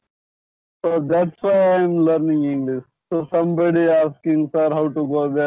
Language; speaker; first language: English; non-native, learner; Kannada